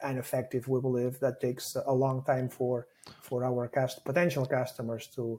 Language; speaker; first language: English; non-native, fluent; Catalan